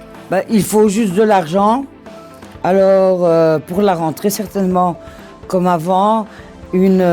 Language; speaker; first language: French; non-native, learner; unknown